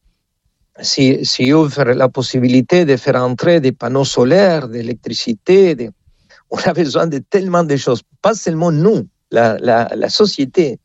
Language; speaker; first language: French; non-native, fluent; Spanish